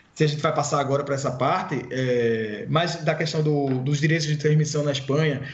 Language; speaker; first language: Portuguese; native; Portuguese